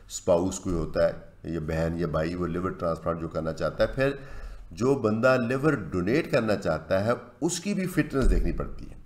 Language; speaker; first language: Urdu; native; Urdu